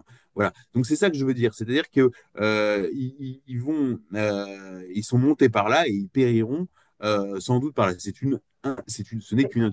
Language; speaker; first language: French; native; French